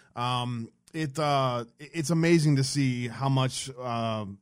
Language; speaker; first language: English; native; English